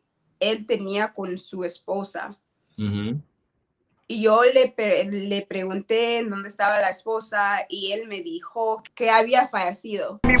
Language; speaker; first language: Spanish; non-native, learner; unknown